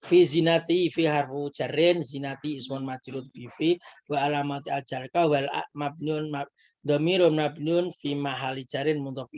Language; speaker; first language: Arabic; non-native, fluent; Indonesian